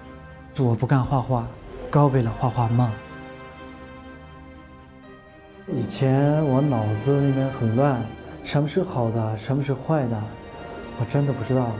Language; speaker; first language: Chinese; non-native, local second language; Uyghur